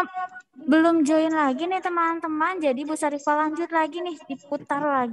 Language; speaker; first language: Indonesian; native; Indonesian